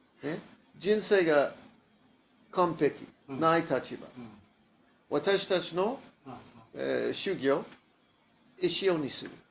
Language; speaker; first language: Japanese; non-native, learner; English